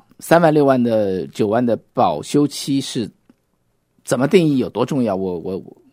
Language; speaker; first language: Chinese; native; Chinese